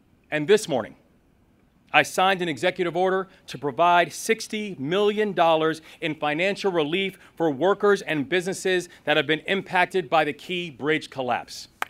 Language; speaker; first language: English; native; English